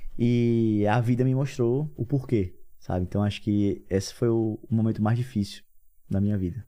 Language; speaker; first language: Portuguese; native; Portuguese